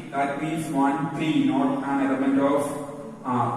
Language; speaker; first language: English; non-native, local second language; Malayalam